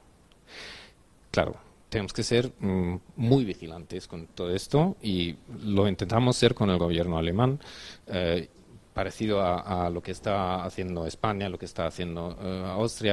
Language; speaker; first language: Spanish; non-native, fluent; German